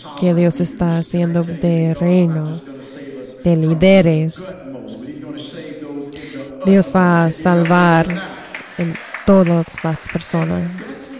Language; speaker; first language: Spanish; non-native, learner; English